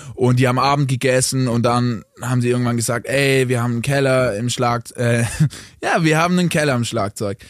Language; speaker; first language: German; native; German